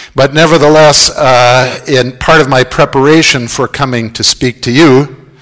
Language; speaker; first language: English; native; English